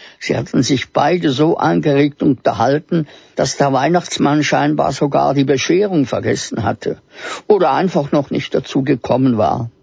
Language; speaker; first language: German; native; German